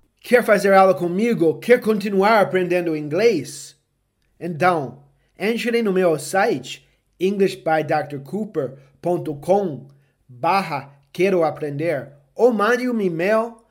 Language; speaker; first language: Portuguese; non-native, fluent; English